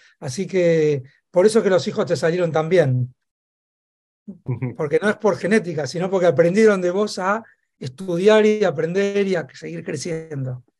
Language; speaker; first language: Spanish; native; Spanish